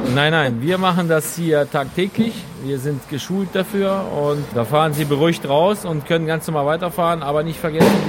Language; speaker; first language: German; native; German